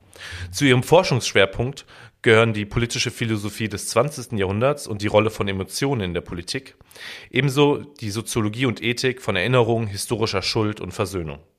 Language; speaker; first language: German; native; German